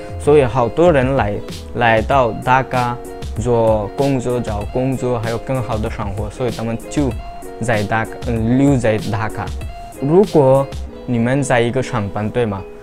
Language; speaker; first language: Chinese; non-native, learner; Bangla